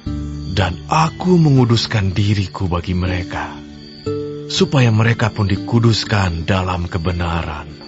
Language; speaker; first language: Indonesian; native; Indonesian